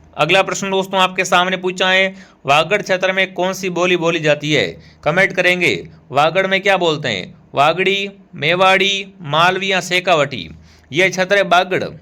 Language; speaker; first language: Hindi; native; Hindi